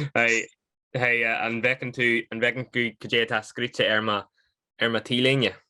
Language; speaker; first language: Irish; native; Irish